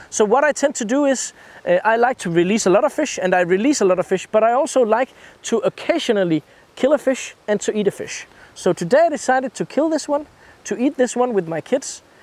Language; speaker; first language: English; non-native, fluent; Danish